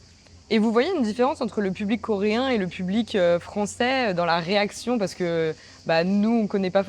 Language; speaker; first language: French; native; French